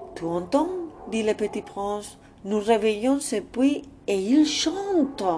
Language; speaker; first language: French; non-native, fluent; Spanish